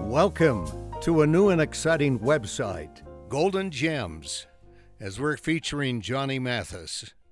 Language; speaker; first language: English; native; English